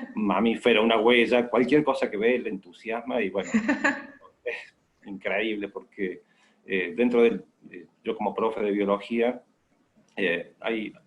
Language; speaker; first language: Spanish; native; Spanish